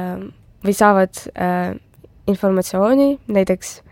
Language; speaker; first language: Estonian; non-native, local second language; Russian